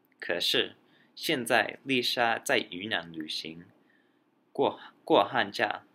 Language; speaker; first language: Chinese; non-native, learner; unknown